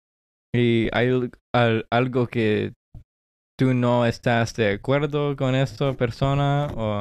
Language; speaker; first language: Spanish; early bilingual, heritage; English